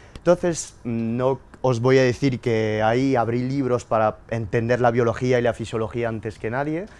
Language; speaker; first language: Spanish; early bilingual, heritage; French